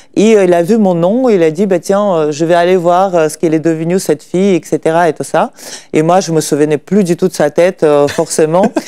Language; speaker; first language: French; non-native, fluent; Russian